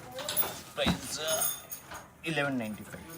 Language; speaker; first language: Kannada; non-native, local second language; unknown